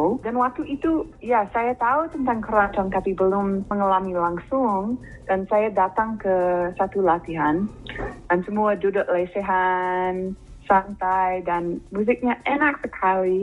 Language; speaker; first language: Indonesian; non-native, fluent; English